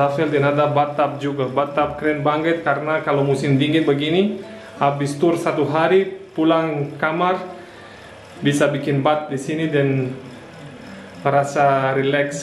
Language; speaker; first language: Indonesian; non-native, fluent; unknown